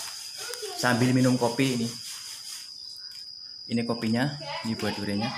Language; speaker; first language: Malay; non-native, local second language; Javanese